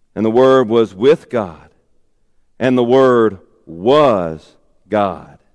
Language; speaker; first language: English; native; English